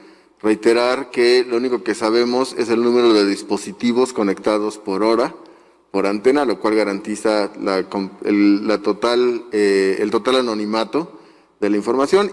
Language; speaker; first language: Spanish; native; Spanish